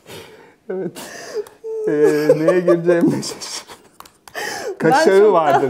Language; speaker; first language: Turkish; native; Turkish